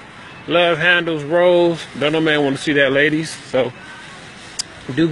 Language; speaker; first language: English; native; English